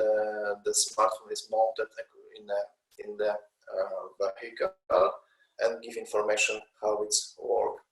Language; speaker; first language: English; non-native, learner; Polish